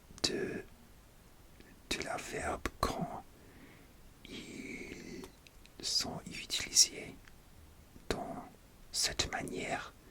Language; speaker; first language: French; non-native, learner; English